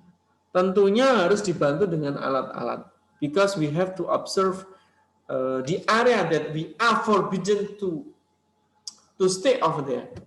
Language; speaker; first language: English; non-native, learner; Indonesian